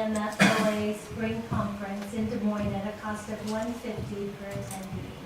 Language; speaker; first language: English; native; English